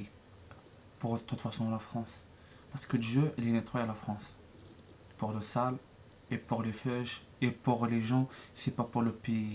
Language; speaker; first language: French; non-native, learner; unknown